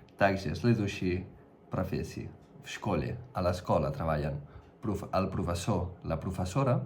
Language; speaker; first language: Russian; non-native, fluent; Catalan